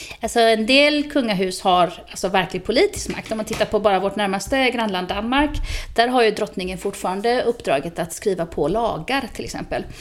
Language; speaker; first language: Swedish; native; Swedish